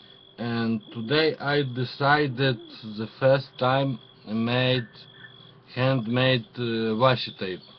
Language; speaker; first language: English; non-native, learner; Ukrainian